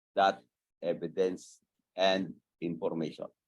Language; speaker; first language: English; non-native, local second language; Filipino